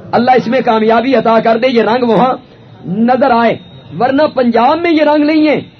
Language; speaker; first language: Urdu; non-native, local second language; Punjabi